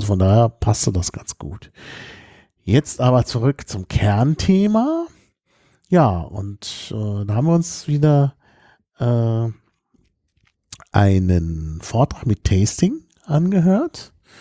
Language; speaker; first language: German; native; German